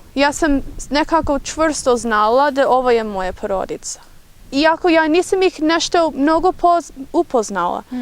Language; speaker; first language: Bosnian; non-native, fluent; English